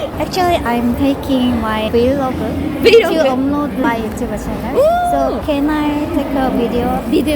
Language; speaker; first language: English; non-native, learner; Korean